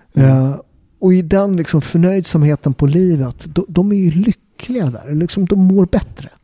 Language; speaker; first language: Swedish; early bilingual, other home language; Italian